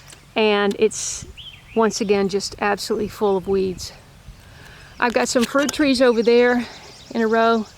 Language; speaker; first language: English; native; English